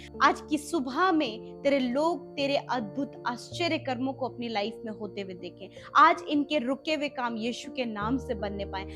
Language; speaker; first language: Hindi; native; Hindi